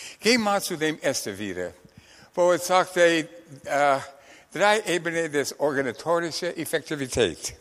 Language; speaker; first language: German; non-native, fluent; English